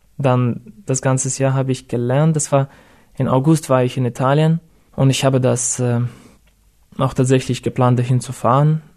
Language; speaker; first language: German; non-native, fluent; Russian